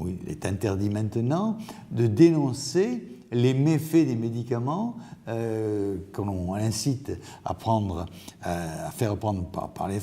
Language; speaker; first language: French; native; French